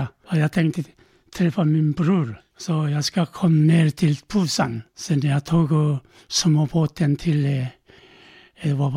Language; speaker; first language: Swedish; non-native, learner; Korean